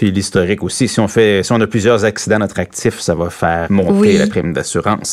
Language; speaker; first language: French; native; French